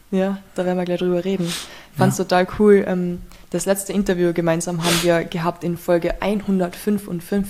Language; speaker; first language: German; native; German